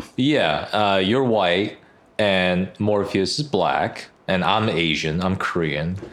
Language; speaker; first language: English; early bilingual, other home language; Korean